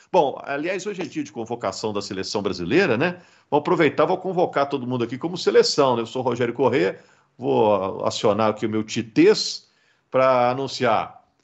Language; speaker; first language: Portuguese; native; Portuguese